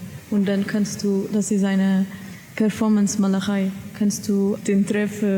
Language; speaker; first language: German; non-native, learner; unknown